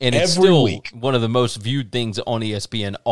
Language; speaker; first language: English; native; English